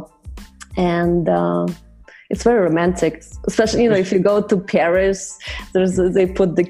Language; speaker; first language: English; non-native, fluent; Russian